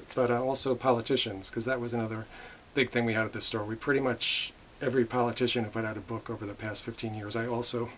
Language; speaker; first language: English; native; English